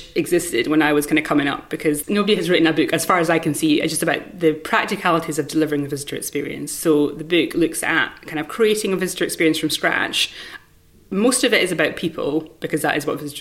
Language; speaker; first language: English; native; English